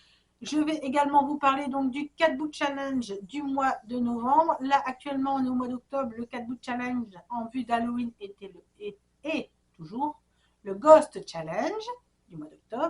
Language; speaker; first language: French; native; French